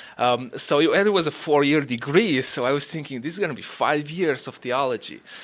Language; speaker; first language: English; non-native, fluent; Romanian